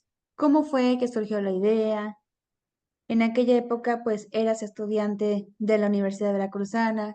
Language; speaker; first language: Spanish; native; Spanish